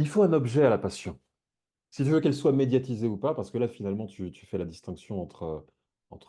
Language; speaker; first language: French; native; French